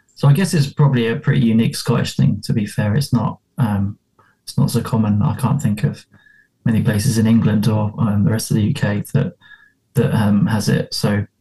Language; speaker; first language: English; native; English